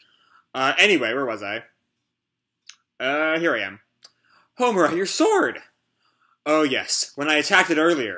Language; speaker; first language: English; native; English